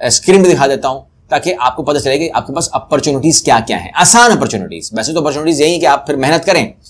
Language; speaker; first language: Urdu; native; Urdu